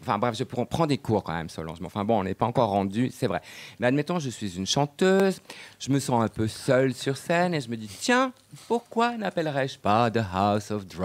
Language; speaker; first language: French; native; French